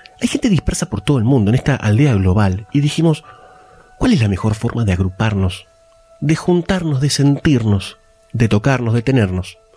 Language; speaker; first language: Spanish; native; Spanish